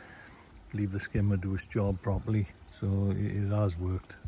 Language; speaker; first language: English; native; English